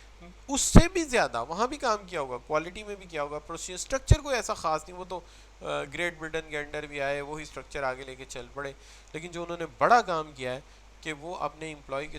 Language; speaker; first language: Urdu; native; Urdu